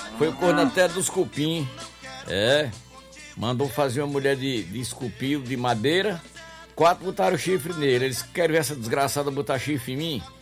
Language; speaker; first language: Portuguese; native; Portuguese